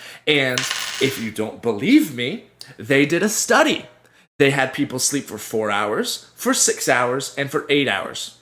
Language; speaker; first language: English; native; English